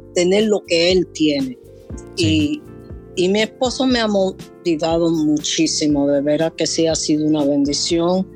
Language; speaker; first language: Spanish; early bilingual, heritage; Spanish